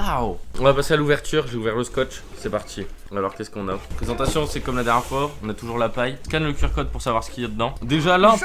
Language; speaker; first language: French; native; French